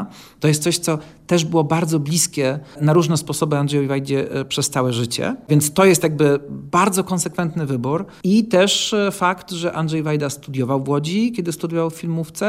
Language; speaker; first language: Polish; native; Polish